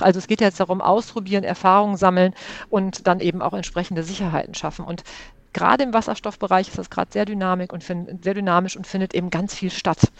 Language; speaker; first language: German; native; German